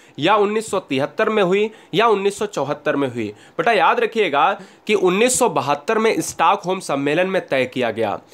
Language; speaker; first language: Hindi; native; Hindi